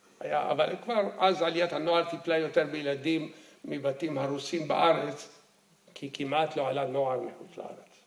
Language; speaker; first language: Hebrew; early bilingual, other home language; Arabic